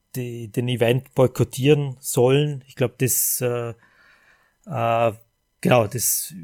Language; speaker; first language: German; native; German